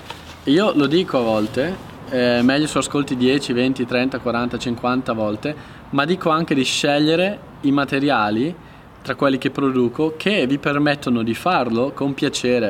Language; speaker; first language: Italian; native; Italian